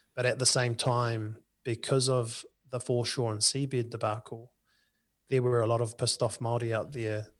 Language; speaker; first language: English; native; English